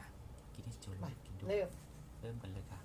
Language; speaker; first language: Thai; native; Thai